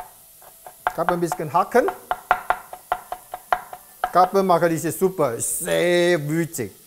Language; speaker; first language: German; non-native, learner; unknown